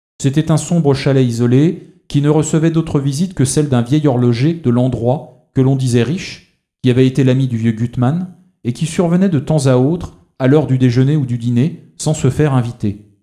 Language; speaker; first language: French; native; French